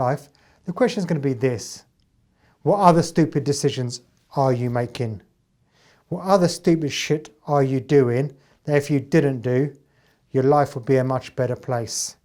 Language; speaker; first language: English; native; English